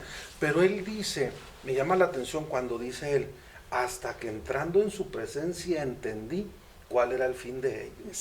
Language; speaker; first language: Spanish; native; Spanish